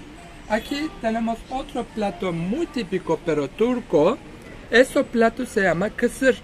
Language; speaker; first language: Spanish; non-native, fluent; Turkish